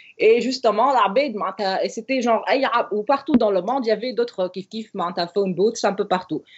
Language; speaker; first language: French; non-native, local second language; Arabic